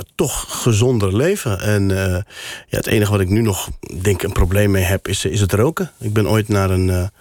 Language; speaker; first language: Dutch; non-native, local second language; Berber languages